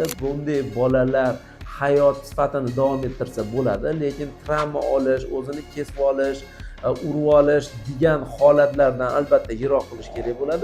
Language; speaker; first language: Uzbek; native; Uzbek